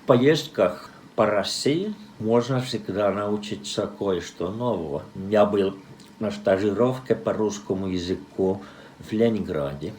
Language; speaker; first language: Russian; non-native, fluent; Finnish